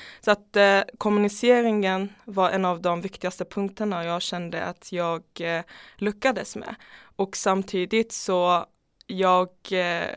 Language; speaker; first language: Swedish; non-native, fluent; Persian